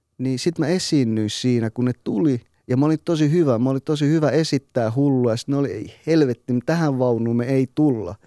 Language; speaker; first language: Finnish; early bilingual, other home language; Persian